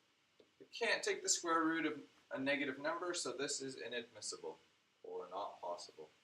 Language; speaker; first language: English; native; English